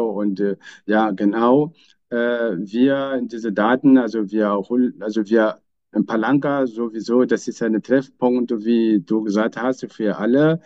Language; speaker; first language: German; non-native, fluent; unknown